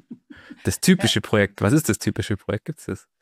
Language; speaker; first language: German; native; German